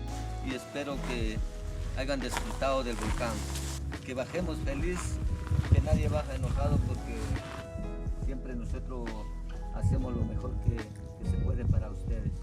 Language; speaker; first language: Spanish; native; Spanish